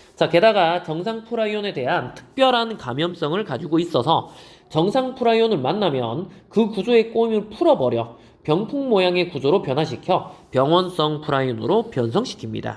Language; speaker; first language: Korean; native; Korean